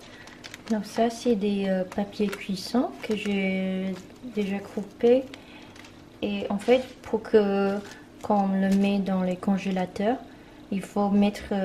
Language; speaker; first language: French; non-native, fluent; Chinese